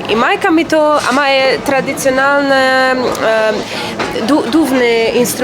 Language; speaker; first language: Macedonian; non-native, learner; Polish